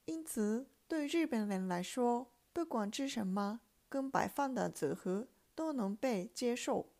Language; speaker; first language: Chinese; non-native, fluent; Japanese